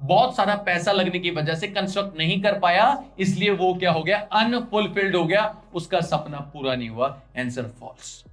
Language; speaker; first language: Hindi; non-native, local second language; Punjabi